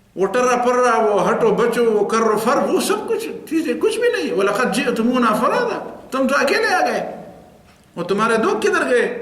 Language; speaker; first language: Urdu; non-native, local second language; Pashto